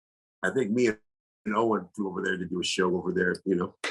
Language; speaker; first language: English; native; English